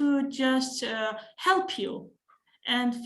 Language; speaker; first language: English; non-native, fluent; Georgian